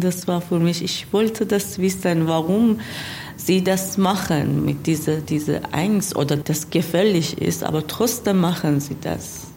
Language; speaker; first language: German; non-native, learner; Persian